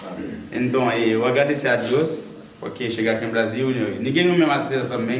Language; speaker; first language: Portuguese; non-native, learner; Haitian Creole